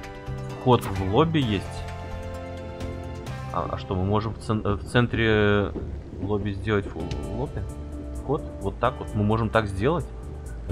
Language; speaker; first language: Russian; native; Russian